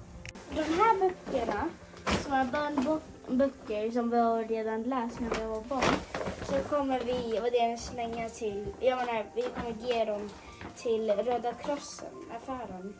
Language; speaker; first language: Swedish; early bilingual, other home language; Sinhala